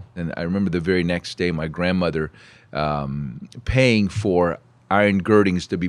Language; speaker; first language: English; early bilingual, other home language; Spanish